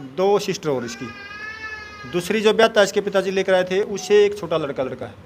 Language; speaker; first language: Hindi; native; Hindi